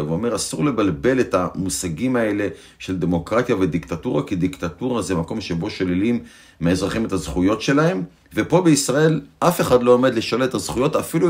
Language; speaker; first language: Hebrew; native; Hebrew